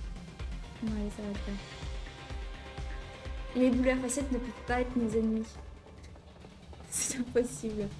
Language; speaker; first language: French; native; French